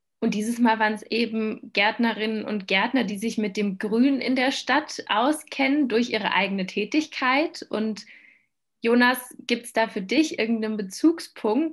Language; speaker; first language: German; native; German